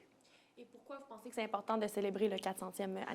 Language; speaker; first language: French; native; French